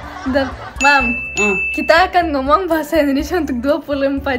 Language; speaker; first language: Indonesian; non-native, fluent; German